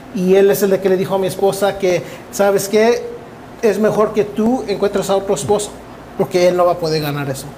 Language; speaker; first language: Spanish; early bilingual, heritage; Spanish